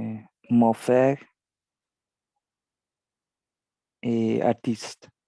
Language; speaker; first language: French; non-native, learner; Spanish